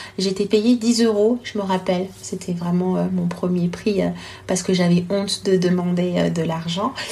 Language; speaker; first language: French; non-native, local second language; Lingala